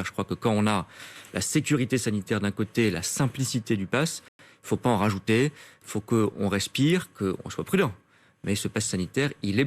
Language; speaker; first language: French; native; French